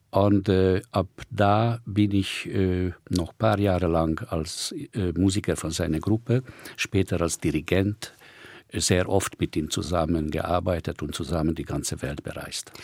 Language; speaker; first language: German; non-native, fluent; Hungarian